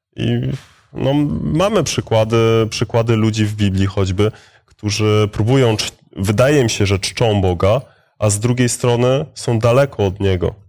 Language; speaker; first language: Polish; native; Polish